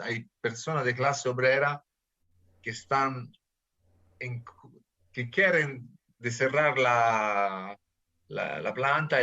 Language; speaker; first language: Spanish; non-native, fluent; Italian